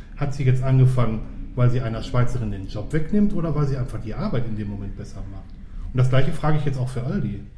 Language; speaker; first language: German; native; German